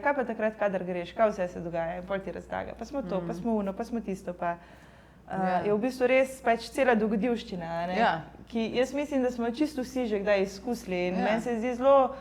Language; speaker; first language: Slovenian; native; Slovenian